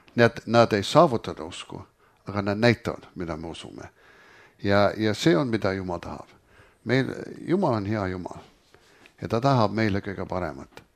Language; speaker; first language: Estonian; early bilingual, heritage; Estonian